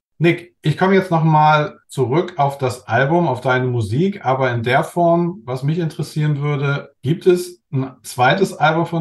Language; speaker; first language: German; native; German